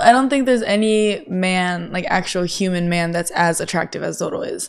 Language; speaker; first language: English; early bilingual, other home language; Japanese